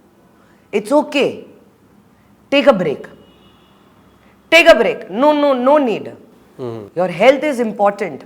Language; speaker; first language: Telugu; non-native, learner; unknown